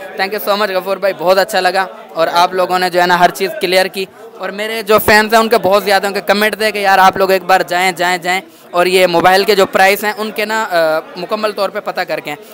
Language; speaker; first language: Urdu; non-native, local second language; Punjabi